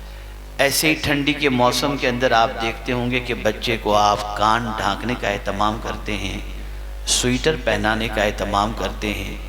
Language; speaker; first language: Urdu; native; Urdu